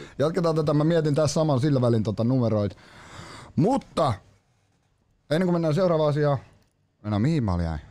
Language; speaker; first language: Finnish; native; Finnish